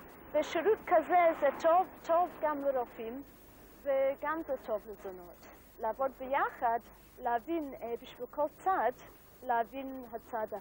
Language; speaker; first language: Hebrew; non-native, learner; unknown